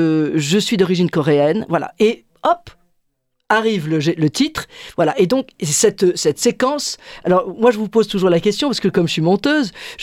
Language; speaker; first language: French; native; French